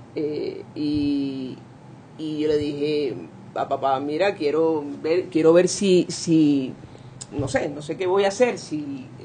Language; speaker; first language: Spanish; native; Spanish